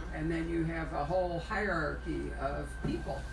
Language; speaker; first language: English; native; English